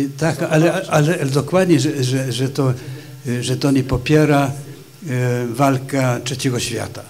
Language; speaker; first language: Polish; non-native, fluent; Swedish